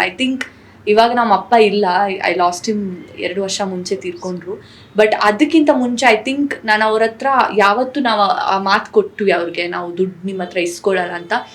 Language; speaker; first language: Kannada; non-native, local second language; Tulu